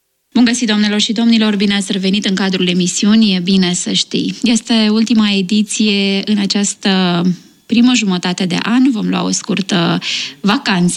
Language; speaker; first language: Romanian; native; Romanian